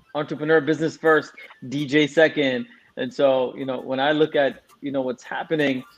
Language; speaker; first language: English; non-native, local second language; Tamil